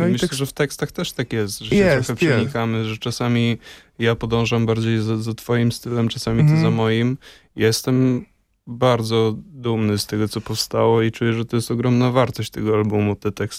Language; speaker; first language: Polish; native; Polish